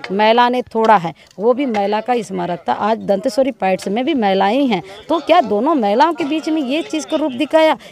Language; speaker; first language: Hindi; non-native, local second language; Gondi